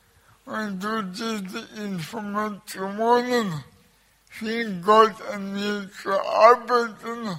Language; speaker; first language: German; early bilingual, other home language; Russian